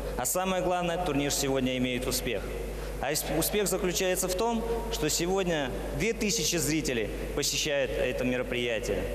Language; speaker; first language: Russian; native; Russian